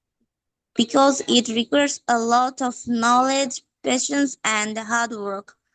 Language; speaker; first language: English; non-native, fluent; Bangla